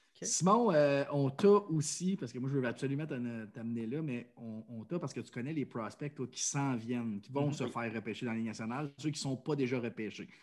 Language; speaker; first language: French; native; French